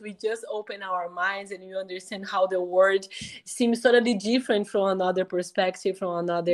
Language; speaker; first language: English; non-native, fluent; Portuguese